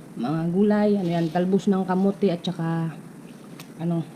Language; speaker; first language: Filipino; non-native, local second language; Waray